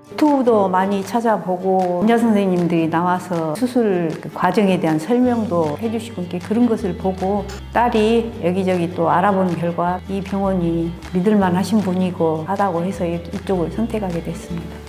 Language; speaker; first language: Korean; native; Korean